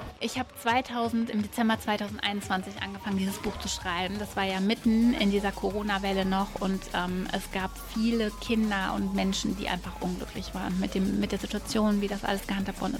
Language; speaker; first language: German; native; German